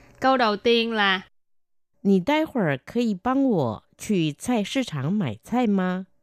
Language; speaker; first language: Chinese; non-native, fluent; Vietnamese